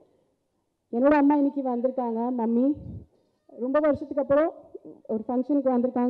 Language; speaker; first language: Tamil; non-native, fluent; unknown